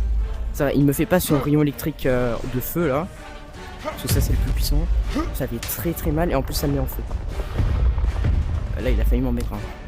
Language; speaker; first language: French; native; French